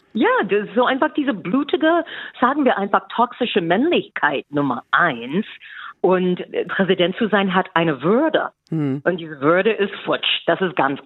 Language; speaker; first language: German; non-native, fluent; English